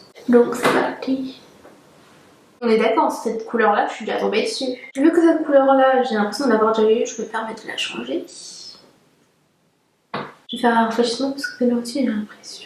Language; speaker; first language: French; native; French